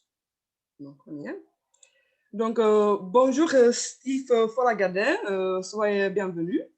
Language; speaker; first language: French; non-native, fluent; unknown